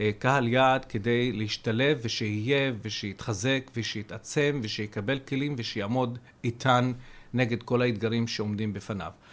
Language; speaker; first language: Hebrew; non-native, local second language; Arabic